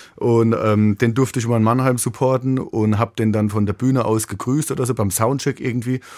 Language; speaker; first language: German; native; German